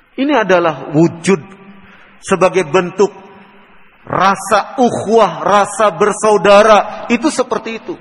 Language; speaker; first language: Indonesian; native; Indonesian